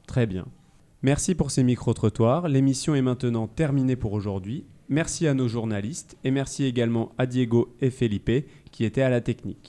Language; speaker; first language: French; native; French